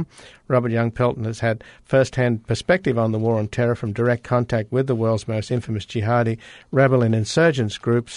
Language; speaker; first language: English; native; English